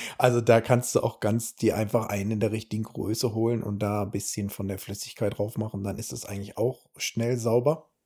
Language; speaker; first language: German; early bilingual, heritage; German